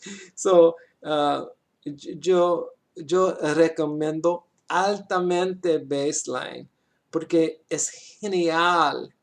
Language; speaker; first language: Spanish; non-native, learner; English